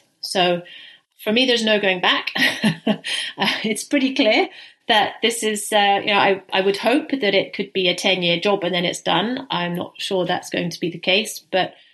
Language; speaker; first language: English; native; English